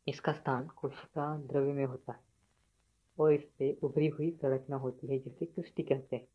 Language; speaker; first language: Hindi; non-native, local second language; Marathi